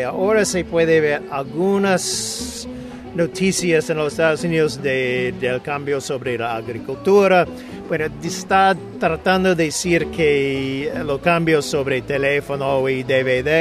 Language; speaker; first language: Spanish; non-native, fluent; English